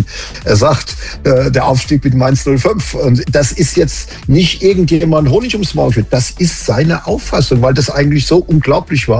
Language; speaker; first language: German; native; German